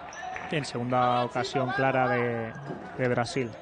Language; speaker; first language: Spanish; native; Spanish